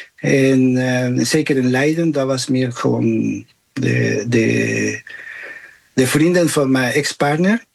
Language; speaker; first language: Dutch; non-native, fluent; Spanish